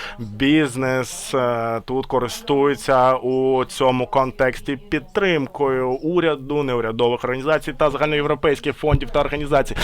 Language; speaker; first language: Ukrainian; non-native, fluent; Latvian